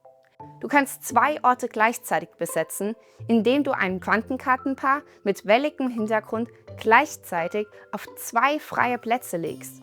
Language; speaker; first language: German; native; German